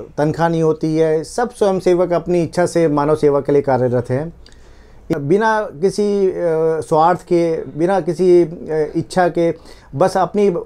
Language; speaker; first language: Hindi; native; Hindi